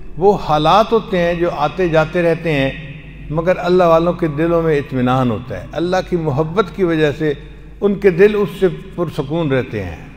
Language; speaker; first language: Urdu; non-native, local second language; Punjabi